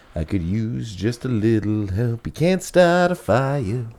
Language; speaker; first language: English; native; English